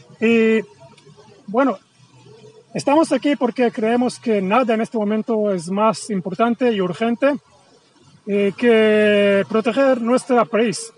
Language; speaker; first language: Spanish; non-native, fluent; Hebrew